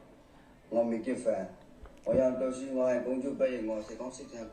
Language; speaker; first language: Cantonese; non-native, learner; Burmese